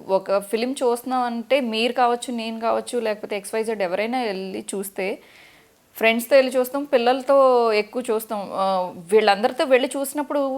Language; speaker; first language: Telugu; native; Telugu